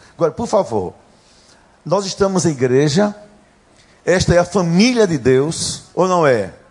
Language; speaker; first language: Portuguese; native; Portuguese